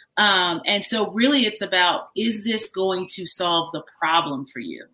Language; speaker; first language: English; native; English